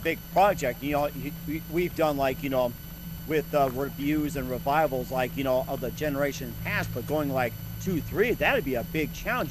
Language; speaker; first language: English; native; English